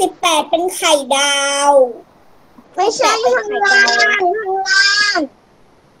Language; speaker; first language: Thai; native; Thai